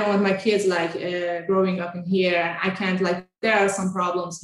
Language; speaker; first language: English; non-native, fluent; Azerbaijani